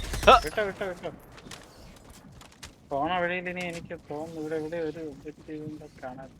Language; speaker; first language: Malayalam; native; Malayalam